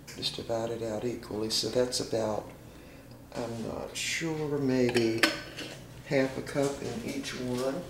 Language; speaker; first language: English; native; English